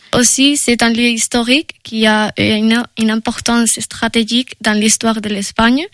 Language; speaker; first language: French; non-native, fluent; Spanish